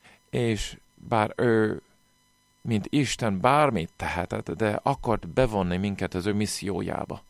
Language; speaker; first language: Hungarian; non-native, fluent; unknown